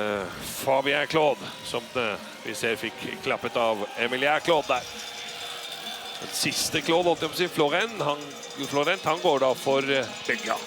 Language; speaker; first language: Norwegian; native; Norwegian